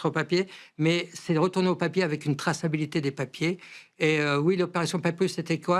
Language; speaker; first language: French; native; French